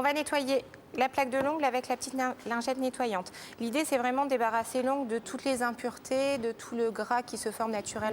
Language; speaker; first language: French; native; French